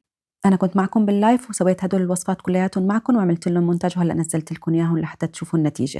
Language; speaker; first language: Arabic; native; Arabic